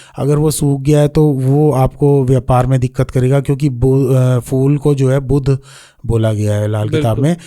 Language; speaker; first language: Hindi; native; Hindi